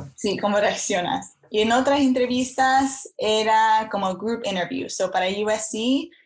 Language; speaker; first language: Spanish; early bilingual, heritage; Spanish